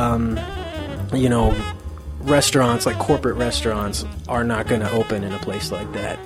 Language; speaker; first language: English; native; English